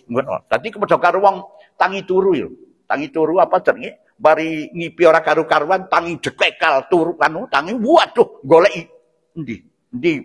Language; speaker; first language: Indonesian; non-native, local second language; Javanese